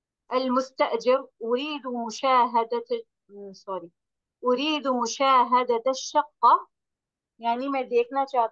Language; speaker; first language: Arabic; non-native, learner; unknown